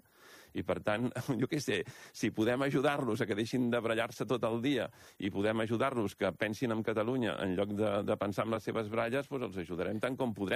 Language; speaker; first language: Catalan; native; Catalan